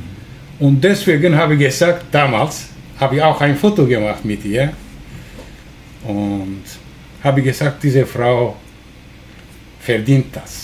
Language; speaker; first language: German; non-native, learner; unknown